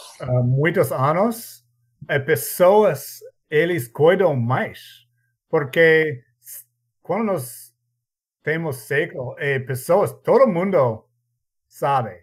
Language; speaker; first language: Portuguese; non-native, learner; English